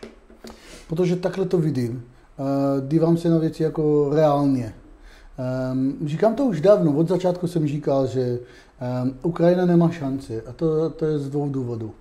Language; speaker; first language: Czech; non-native, fluent; Hebrew